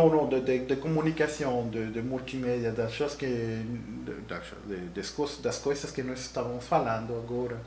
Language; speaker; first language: Portuguese; non-native, learner; Spanish